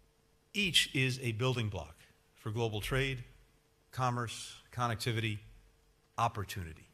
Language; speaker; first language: English; native; English